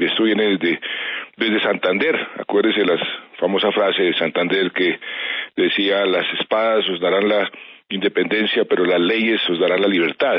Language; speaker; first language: Spanish; native; Spanish